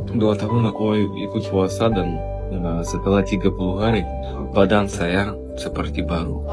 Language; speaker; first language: Indonesian; non-native, learner; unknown